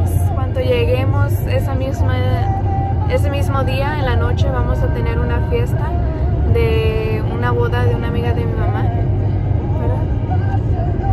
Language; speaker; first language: Spanish; early bilingual, heritage; Spanish